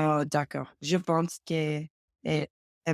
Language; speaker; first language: French; non-native, learner; English